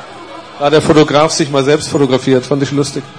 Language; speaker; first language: German; native; German